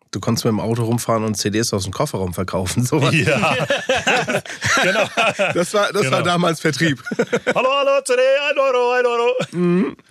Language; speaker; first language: German; early bilingual, other home language; English